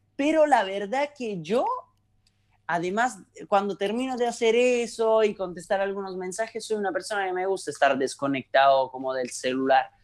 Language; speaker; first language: Spanish; non-native, fluent; Italian